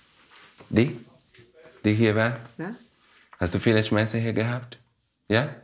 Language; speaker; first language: German; non-native, learner; Spanish